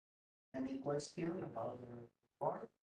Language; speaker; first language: English; non-native, learner; Spanish